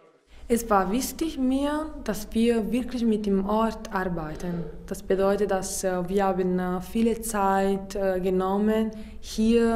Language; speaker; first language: German; non-native, fluent; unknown